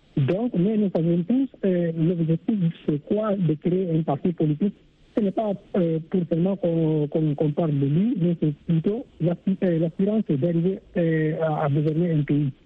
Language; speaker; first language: French; non-native, local second language; Fula